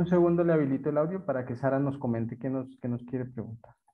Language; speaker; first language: Spanish; native; Spanish